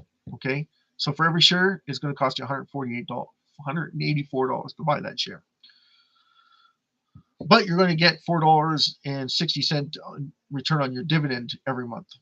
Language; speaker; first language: English; native; English